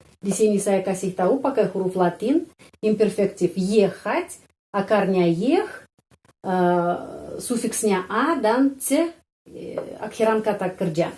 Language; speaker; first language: Indonesian; non-native, fluent; Russian